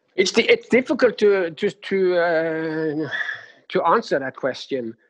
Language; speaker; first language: English; non-native, fluent; Norwegian